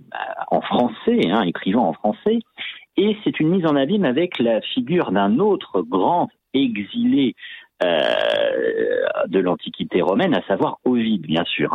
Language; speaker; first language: French; native; French